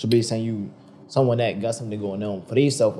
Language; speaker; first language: English; native; English